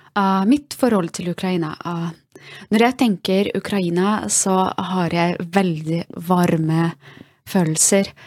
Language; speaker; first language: Norwegian; non-native, fluent; Russian